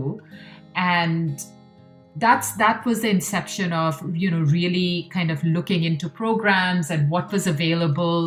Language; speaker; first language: English; non-native, local second language; Hindi